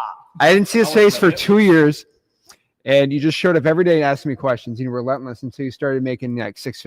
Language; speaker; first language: English; native; English